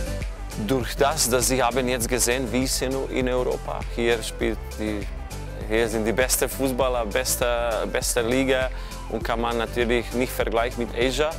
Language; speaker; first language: German; non-native, fluent; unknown